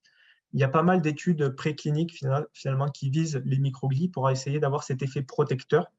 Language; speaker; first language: French; native; French